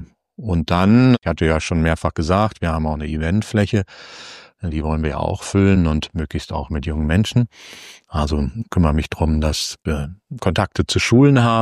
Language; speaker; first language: German; native; German